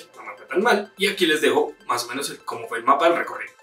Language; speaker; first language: Spanish; native; Spanish